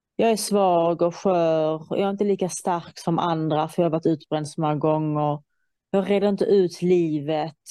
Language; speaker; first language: Swedish; non-native, fluent; Persian